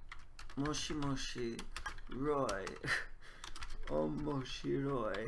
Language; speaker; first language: Japanese; non-native, learner; English